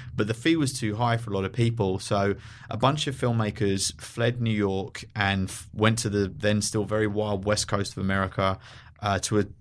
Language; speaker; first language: English; native; English